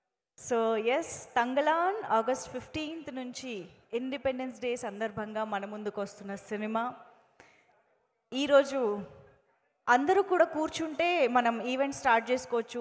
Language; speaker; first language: Telugu; native; Telugu